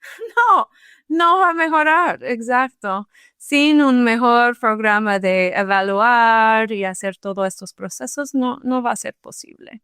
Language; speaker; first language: Spanish; non-native, fluent; English